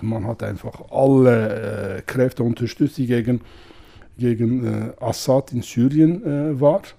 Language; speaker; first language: German; non-native, fluent; Kurdish